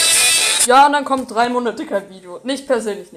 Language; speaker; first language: German; native; German